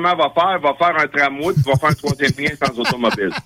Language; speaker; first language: French; native; French